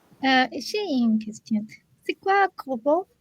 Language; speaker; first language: French; non-native, learner; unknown